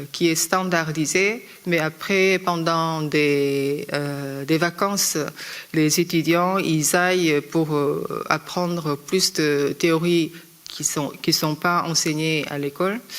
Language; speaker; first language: French; non-native, fluent; Korean